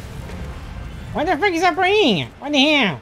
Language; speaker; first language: English; non-native, fluent; French